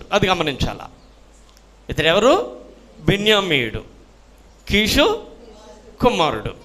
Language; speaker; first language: Telugu; native; Telugu